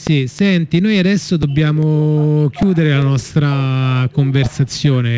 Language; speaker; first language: Italian; native; Italian